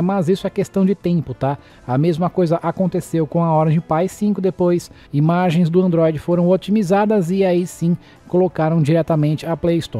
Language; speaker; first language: Portuguese; native; Portuguese